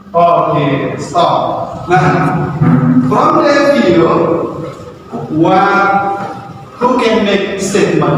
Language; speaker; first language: English; non-native, learner; Indonesian